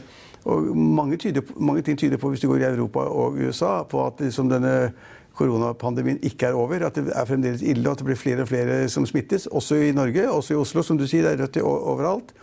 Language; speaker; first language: Norwegian; native; Norwegian